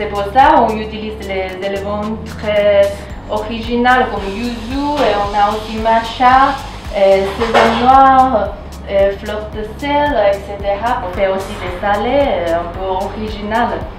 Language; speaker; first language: French; non-native, fluent; Chinese